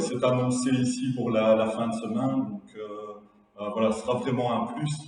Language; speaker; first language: French; native; French